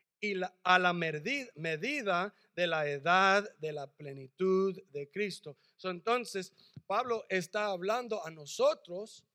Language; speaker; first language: Spanish; early bilingual, heritage; English